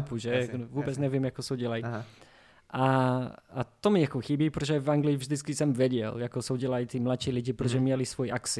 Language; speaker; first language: Czech; non-native, learner; English